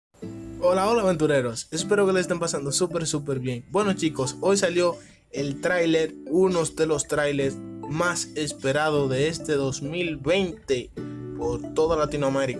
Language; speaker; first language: Spanish; native; Spanish